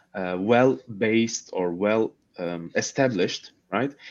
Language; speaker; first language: English; non-native, fluent; Turkish